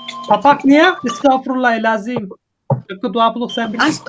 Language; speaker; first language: Indonesian; non-native, learner; Turkish